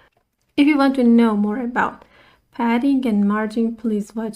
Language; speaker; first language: English; non-native, fluent; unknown